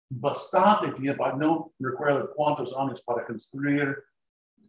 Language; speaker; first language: Spanish; non-native, learner; English